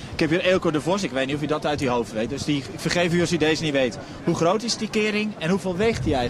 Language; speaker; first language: Dutch; native; Dutch